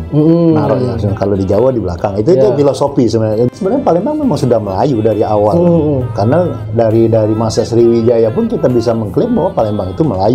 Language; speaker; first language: Indonesian; native; Indonesian